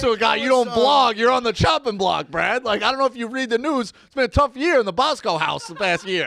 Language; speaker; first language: English; native; English